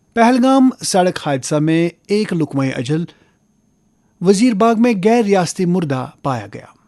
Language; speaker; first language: Urdu; non-native, local second language; Kashmiri